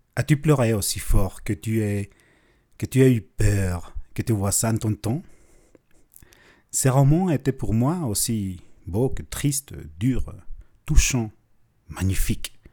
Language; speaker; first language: French; non-native, fluent; Spanish